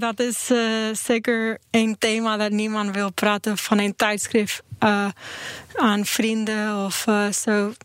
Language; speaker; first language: Dutch; non-native, learner; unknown